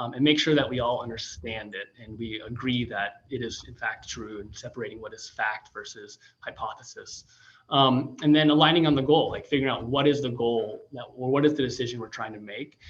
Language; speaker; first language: English; native; English